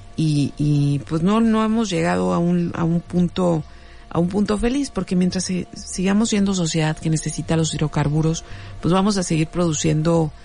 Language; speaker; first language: Spanish; native; Spanish